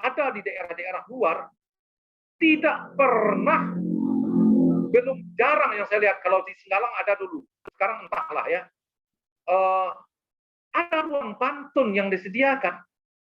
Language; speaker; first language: Indonesian; native; Indonesian